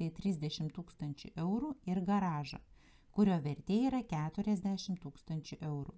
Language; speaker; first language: Lithuanian; native; Lithuanian